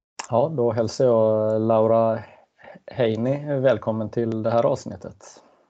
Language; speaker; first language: Swedish; native; Swedish